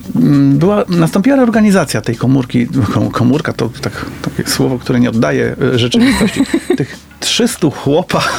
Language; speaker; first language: Polish; native; Polish